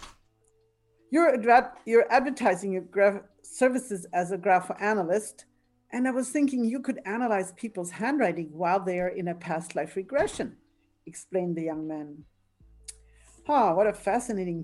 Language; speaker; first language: English; non-native, fluent; German